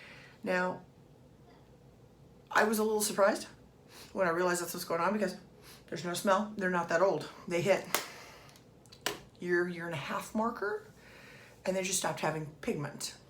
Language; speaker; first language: English; native; English